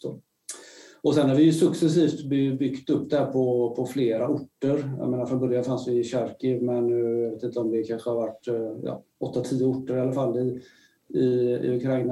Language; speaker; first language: Swedish; native; Swedish